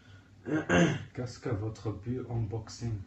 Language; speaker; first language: French; non-native, learner; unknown